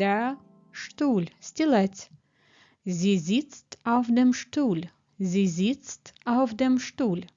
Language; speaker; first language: German; non-native, fluent; Ukrainian